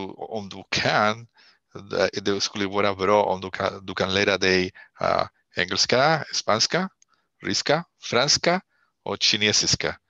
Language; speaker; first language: Swedish; non-native, learner; Spanish